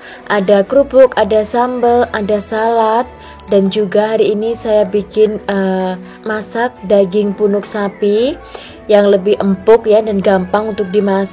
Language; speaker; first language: Indonesian; non-native, local second language; Javanese